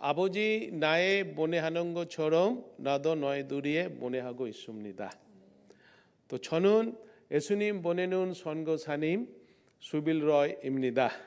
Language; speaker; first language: Korean; non-native, learner; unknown